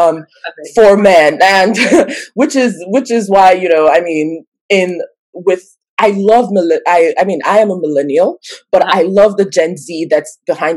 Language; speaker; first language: English; non-native, local second language; Yoruba